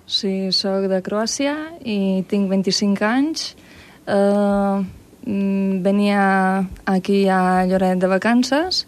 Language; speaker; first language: Catalan; non-native, learner; Croatian